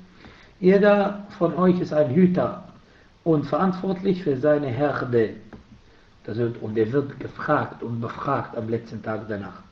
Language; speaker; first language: German; non-native, fluent; Arabic